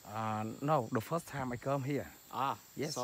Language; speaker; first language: English; non-native, learner; Vietnamese